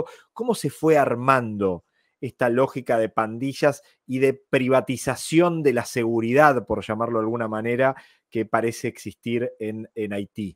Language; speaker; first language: Spanish; native; Spanish